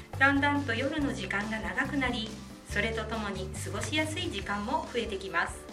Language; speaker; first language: Japanese; native; Japanese